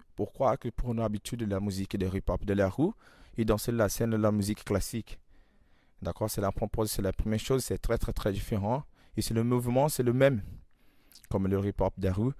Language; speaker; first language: French; non-native, learner; Portuguese